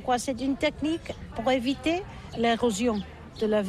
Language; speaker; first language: French; non-native, learner; Catalan